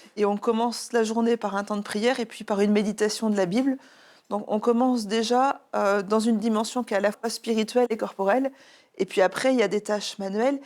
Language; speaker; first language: French; native; French